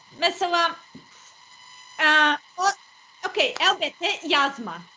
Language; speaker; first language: Turkish; non-native, learner; Serbian